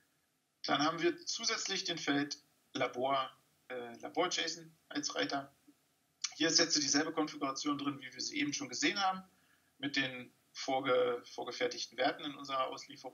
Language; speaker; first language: German; native; German